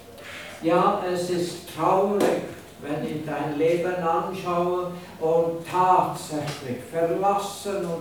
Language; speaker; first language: German; non-native, fluent; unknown